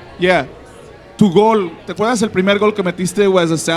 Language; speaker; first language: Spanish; early bilingual, heritage; Spanish